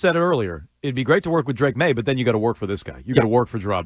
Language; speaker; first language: English; native; English